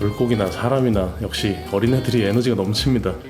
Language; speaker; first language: Korean; native; Korean